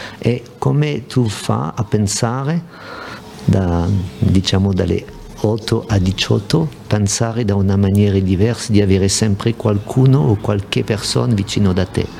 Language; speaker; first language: Italian; non-native, fluent; French